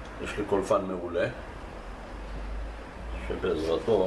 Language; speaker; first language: Hebrew; native; Hebrew